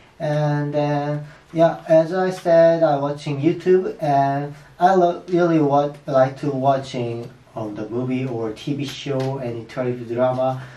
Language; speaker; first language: English; non-native, learner; Korean